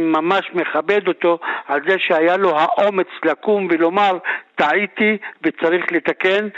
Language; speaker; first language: Hebrew; non-native, local second language; Arabic